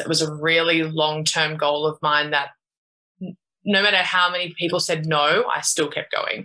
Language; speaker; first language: English; native; English